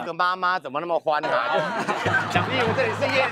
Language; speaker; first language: Chinese; native; Chinese